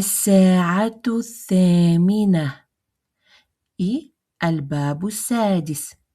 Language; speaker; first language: Arabic; non-native, fluent; Russian